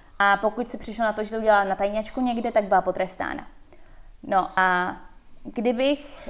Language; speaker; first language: Czech; early bilingual, heritage; Czech